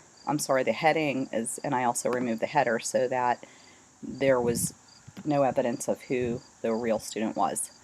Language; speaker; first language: English; native; English